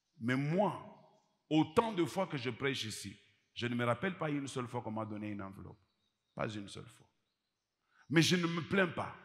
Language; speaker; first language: French; native; French